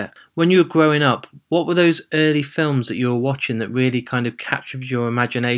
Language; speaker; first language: English; native; English